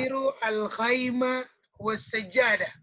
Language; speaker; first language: Arabic; non-native, fluent; Indonesian